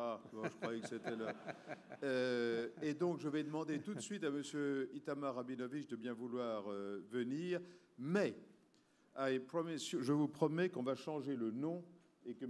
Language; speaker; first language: French; native; French